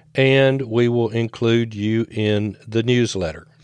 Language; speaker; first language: English; native; English